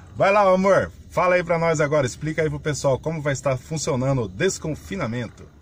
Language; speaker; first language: Portuguese; native; Portuguese